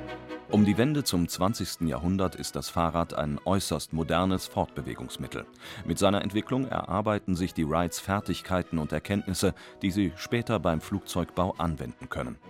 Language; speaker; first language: German; native; German